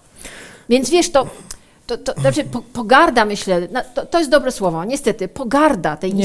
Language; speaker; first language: Polish; native; Polish